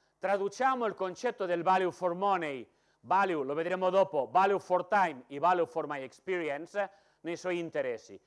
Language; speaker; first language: Italian; non-native, fluent; Catalan